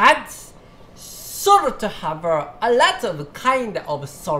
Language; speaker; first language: English; non-native, learner; Japanese